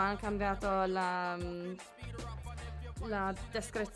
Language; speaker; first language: Italian; non-native, learner; English